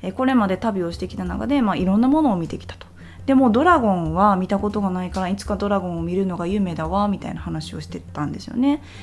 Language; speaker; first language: Japanese; native; Japanese